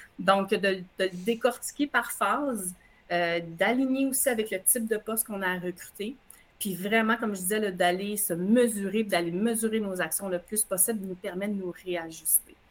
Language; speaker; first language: French; native; French